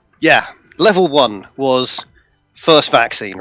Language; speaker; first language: English; native; English